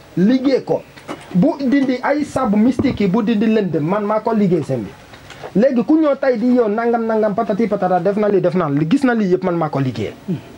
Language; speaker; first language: Wolof; non-native, learner; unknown